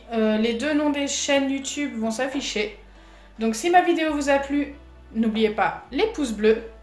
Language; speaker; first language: French; native; French